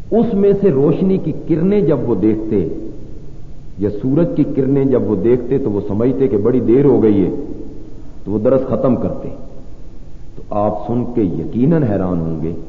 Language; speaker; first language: Urdu; non-native, local second language; Punjabi